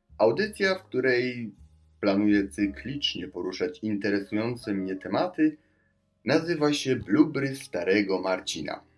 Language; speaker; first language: Polish; native; Polish